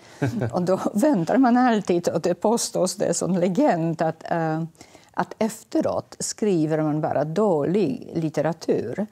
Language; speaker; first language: Swedish; non-native, fluent; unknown